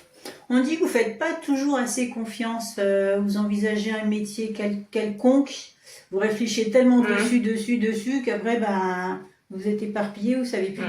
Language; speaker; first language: French; native; French